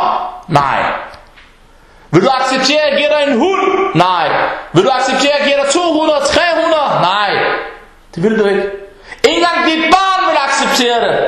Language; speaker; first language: Danish; early bilingual, other home language; Arabic